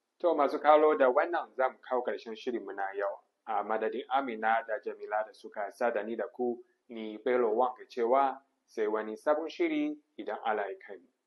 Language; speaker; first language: Hausa; non-native, fluent; Chinese